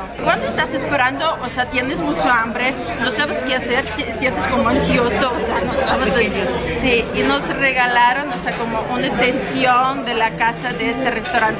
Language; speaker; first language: Spanish; non-native, learner; Russian